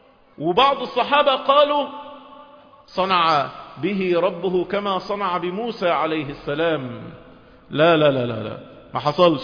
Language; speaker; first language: Arabic; native; Arabic